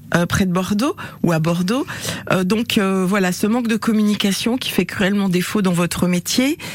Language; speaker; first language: French; native; French